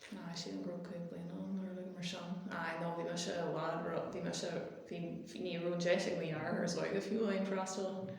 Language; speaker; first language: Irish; non-native, local second language; English